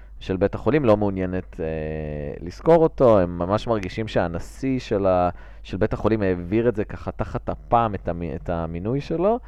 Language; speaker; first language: Hebrew; native; Hebrew